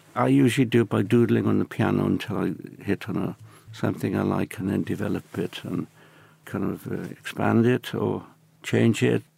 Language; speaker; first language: English; native; English